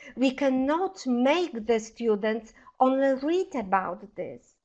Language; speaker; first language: English; non-native, fluent; Polish